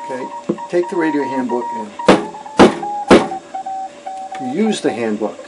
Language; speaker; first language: English; native; English